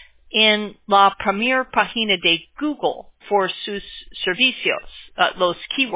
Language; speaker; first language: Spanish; non-native, learner; English